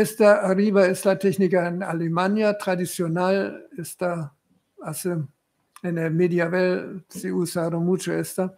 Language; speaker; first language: Spanish; non-native, fluent; German